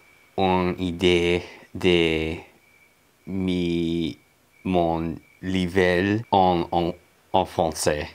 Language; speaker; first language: French; non-native, learner; English